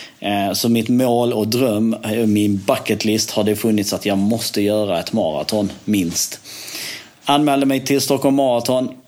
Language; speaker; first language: Swedish; native; Swedish